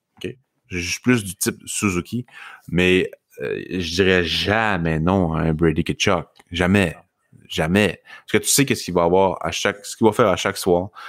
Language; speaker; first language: French; native; French